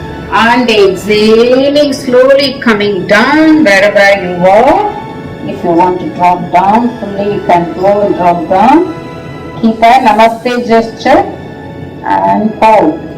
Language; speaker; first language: English; non-native, local second language; Tamil